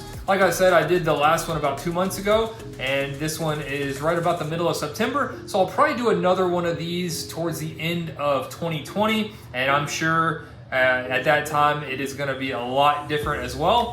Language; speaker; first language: English; native; English